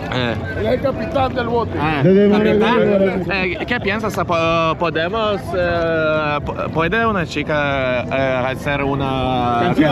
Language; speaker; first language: Spanish; non-native, learner; Lithuanian